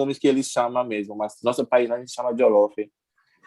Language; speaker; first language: Portuguese; non-native, learner; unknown